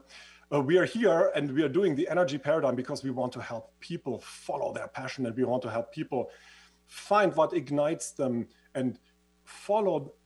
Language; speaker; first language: English; non-native, fluent; German